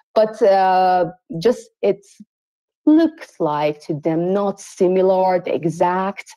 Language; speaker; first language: English; non-native, fluent; Persian